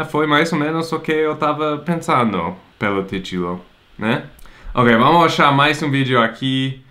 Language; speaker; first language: Portuguese; non-native, fluent; English